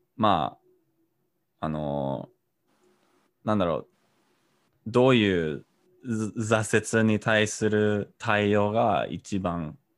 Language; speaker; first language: Japanese; non-native, fluent; English